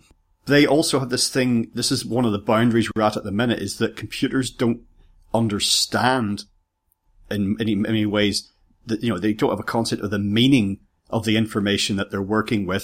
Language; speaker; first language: English; native; English